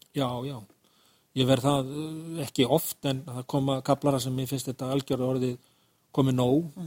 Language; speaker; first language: Icelandic; native; Icelandic